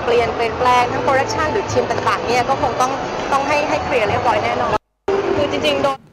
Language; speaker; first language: Thai; native; Thai